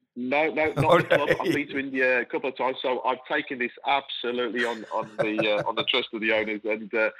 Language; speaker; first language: English; native; English